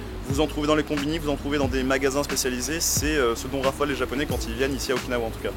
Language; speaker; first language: French; native; French